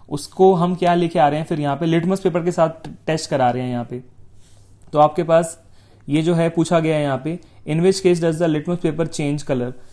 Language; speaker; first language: Hindi; native; Hindi